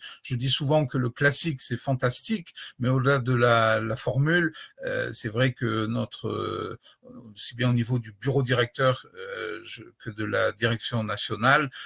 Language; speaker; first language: French; native; French